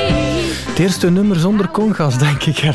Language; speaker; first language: Dutch; native; Dutch